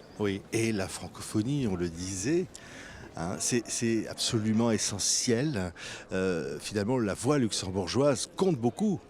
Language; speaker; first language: French; native; French